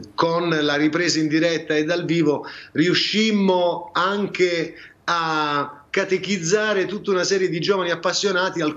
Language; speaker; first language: Italian; native; Italian